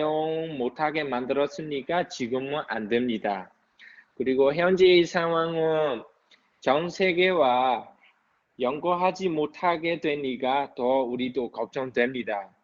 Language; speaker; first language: Korean; non-native, fluent; Burmese